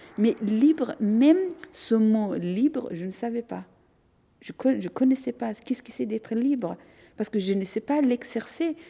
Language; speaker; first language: French; non-native, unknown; Persian